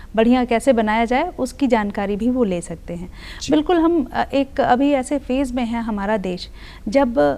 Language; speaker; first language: Hindi; native; Hindi